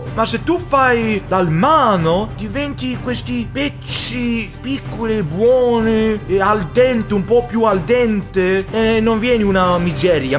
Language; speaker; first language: Italian; non-native, learner; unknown